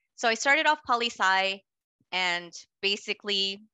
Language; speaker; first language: English; native; English